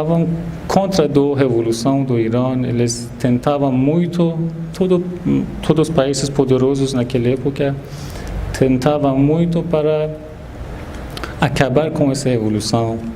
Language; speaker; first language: Portuguese; non-native, fluent; Persian